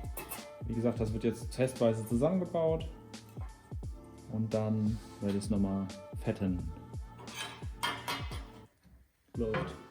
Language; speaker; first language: German; native; German